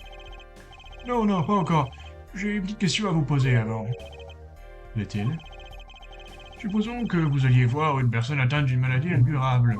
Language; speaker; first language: French; native; French